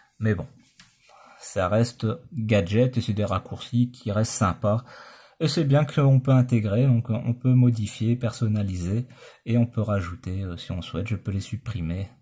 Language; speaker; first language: French; native; French